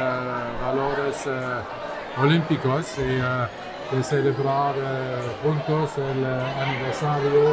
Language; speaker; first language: Spanish; non-native, learner; German